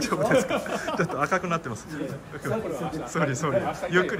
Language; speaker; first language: Japanese; native; Japanese